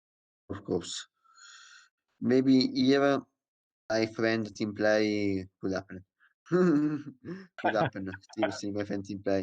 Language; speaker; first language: English; non-native, learner; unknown